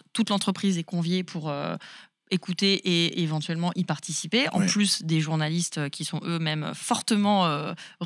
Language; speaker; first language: French; native; French